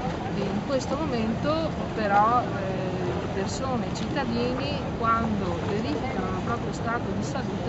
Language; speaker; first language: Italian; native; Italian